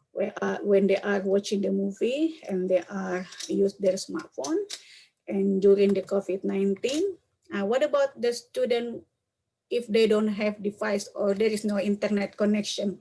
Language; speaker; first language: English; non-native, learner; Indonesian